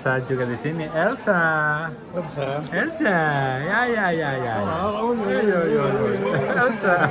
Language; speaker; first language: Indonesian; non-native, learner; Catalan